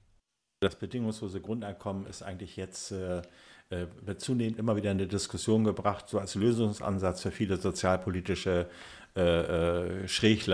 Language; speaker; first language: German; native; German